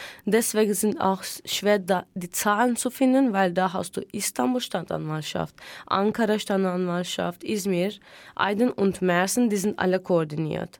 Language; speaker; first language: German; non-native, fluent; Turkish